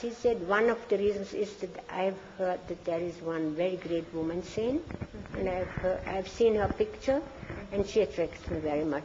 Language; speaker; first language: English; non-native, fluent; German